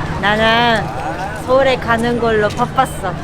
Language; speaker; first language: Korean; non-native, fluent; Japanese